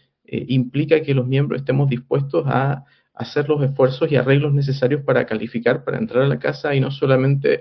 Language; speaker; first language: Spanish; native; Spanish